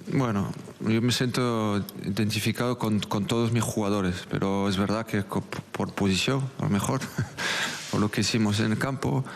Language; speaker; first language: Spanish; non-native, local second language; French